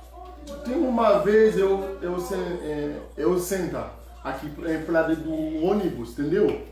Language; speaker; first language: Portuguese; non-native, learner; Haitian Creole